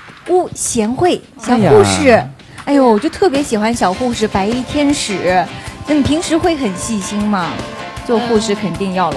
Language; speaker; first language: Chinese; native; Chinese